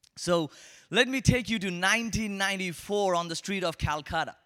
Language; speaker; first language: English; non-native, local second language; Bangla